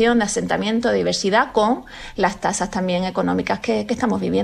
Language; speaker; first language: Spanish; native; Spanish